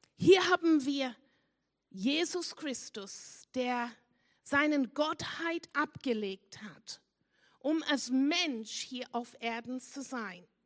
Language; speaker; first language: German; non-native, fluent; English